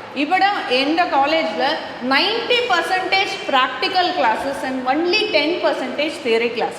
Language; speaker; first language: Malayalam; non-native, learner; Tamil